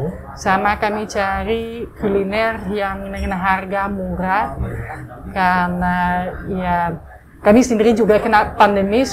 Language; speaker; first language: Indonesian; non-native, fluent; Dutch